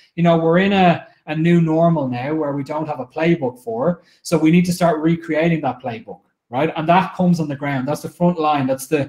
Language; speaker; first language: English; native; English